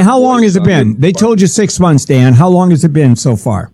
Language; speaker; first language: English; native; English